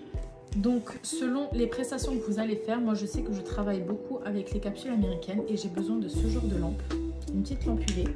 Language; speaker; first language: French; native; French